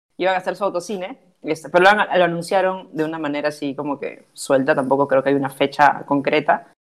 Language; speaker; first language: Spanish; native; Spanish